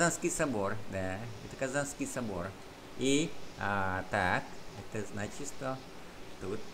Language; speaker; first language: Russian; non-native, fluent; Vietnamese